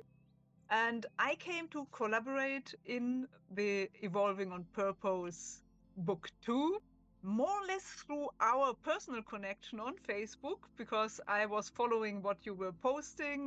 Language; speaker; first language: English; non-native, fluent; German